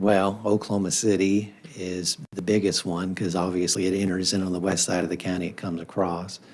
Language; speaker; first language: English; native; English